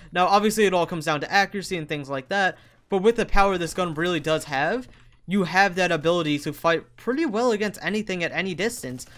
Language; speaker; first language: English; native; English